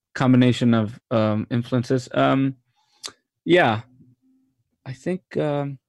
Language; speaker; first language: English; non-native, fluent; Spanish